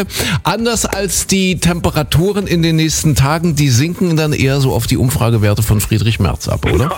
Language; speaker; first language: German; native; German